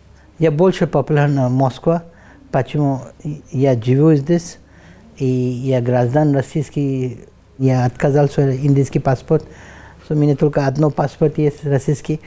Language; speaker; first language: Russian; non-native, learner; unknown